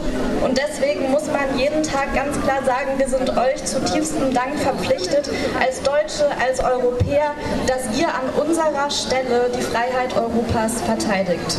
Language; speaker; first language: German; native; German